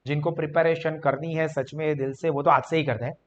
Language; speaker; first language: Hindi; non-native, local second language; Gujarati